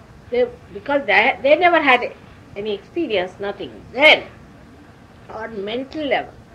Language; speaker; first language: English; non-native, local second language; Marathi